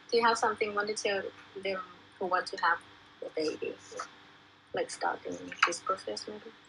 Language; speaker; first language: English; non-native, learner; Thai